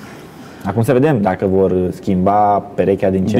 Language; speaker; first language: Romanian; native; Romanian